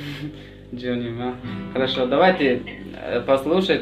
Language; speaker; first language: Russian; non-native, fluent; Tajik